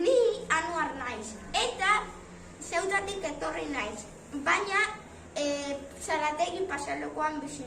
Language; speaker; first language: Basque; non-native, learner; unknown